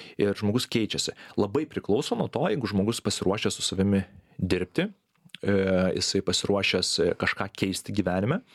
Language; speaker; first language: Lithuanian; native; Lithuanian